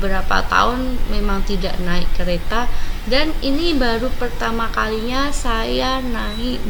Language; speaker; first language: Indonesian; non-native, local second language; Javanese